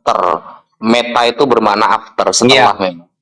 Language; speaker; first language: Indonesian; native; Indonesian